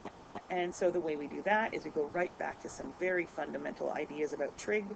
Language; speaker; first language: English; native; English